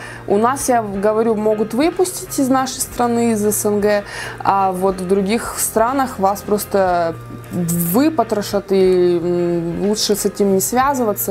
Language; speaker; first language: Russian; native; Russian